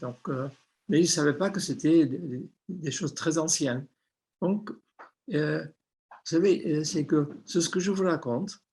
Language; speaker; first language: French; non-native, fluent; Armenian